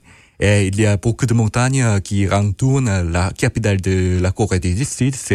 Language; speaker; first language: French; non-native, fluent; Korean